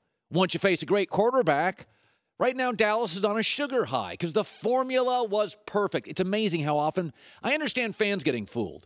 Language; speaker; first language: English; native; English